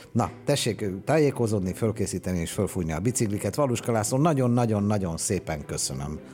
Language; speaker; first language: Hungarian; native; Hungarian